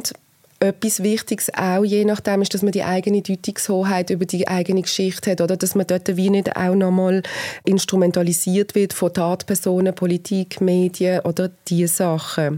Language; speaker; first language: German; native; German